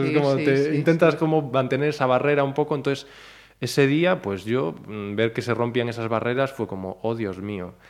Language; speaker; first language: Spanish; native; Spanish